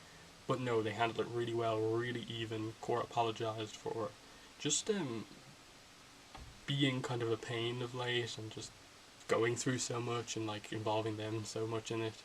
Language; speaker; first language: English; native; English